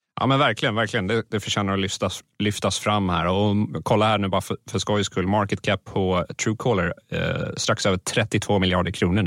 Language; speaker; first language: Swedish; native; Swedish